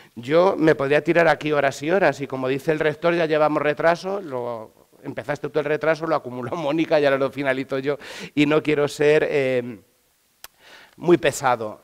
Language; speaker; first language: Spanish; native; Spanish